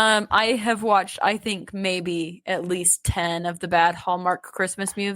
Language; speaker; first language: English; native; English